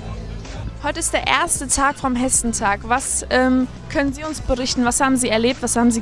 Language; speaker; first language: German; native; German